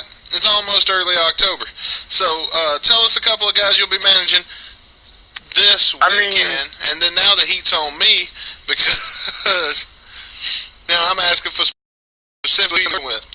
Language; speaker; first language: English; native; English